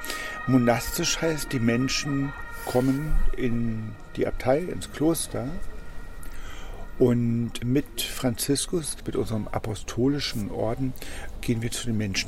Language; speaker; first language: German; native; German